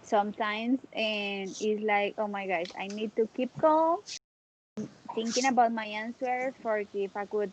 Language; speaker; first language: English; non-native, learner; Spanish